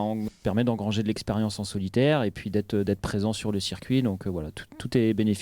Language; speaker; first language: French; native; French